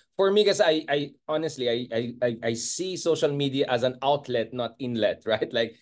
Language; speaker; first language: English; non-native, local second language; Iloko